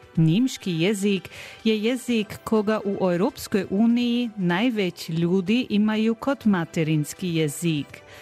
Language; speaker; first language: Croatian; native; Croatian